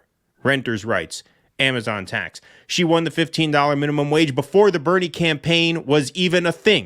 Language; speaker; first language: English; native; English